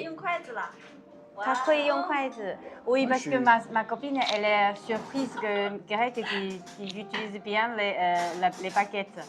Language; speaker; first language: French; non-native, fluent; Chinese